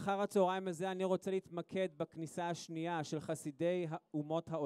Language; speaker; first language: Hebrew; native; Hebrew